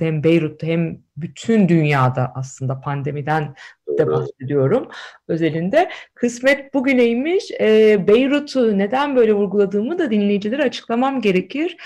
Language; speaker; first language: Turkish; native; Turkish